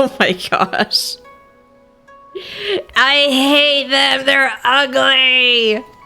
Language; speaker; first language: English; native; English